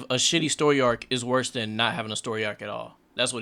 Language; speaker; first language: English; native; English